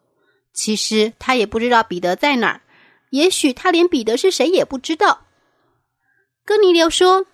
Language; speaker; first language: Chinese; native; Chinese